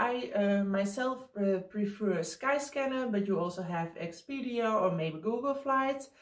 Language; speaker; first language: English; non-native, fluent; Dutch